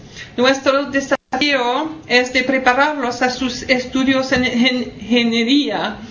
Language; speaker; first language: Spanish; non-native, fluent; French